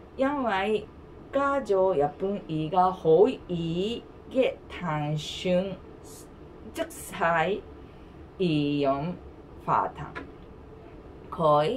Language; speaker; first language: Chinese; non-native, learner; Japanese